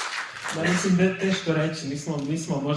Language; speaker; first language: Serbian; early bilingual, heritage; Serbian